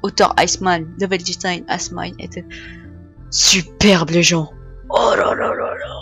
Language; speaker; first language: French; native; French